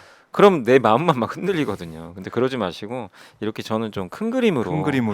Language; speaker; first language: Korean; native; Korean